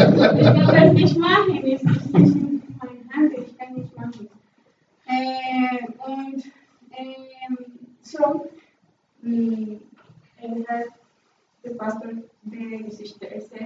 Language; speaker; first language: German; non-native, learner; Spanish